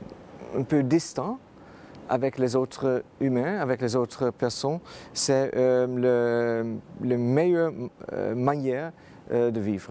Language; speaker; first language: French; non-native, fluent; Dutch